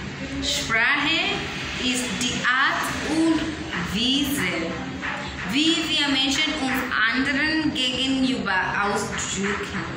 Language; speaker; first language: German; non-native, learner; English